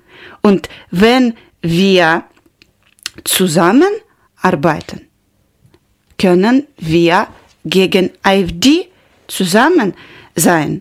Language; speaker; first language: German; non-native, learner; Ukrainian